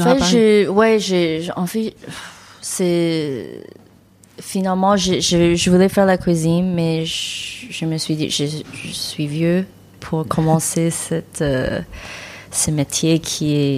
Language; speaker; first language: French; non-native, learner; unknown